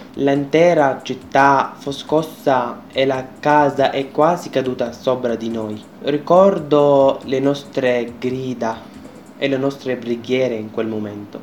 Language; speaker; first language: Italian; non-native, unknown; Arabic